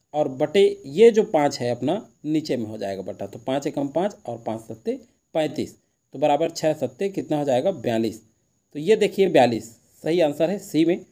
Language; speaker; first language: Hindi; native; Hindi